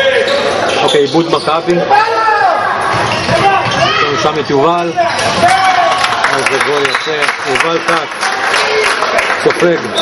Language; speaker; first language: Hebrew; native; Hebrew